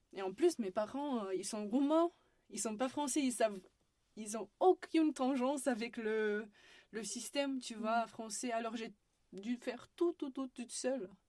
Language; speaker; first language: French; non-native, fluent; Romanian